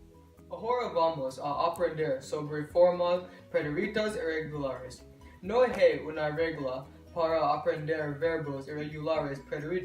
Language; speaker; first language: Spanish; non-native, learner; English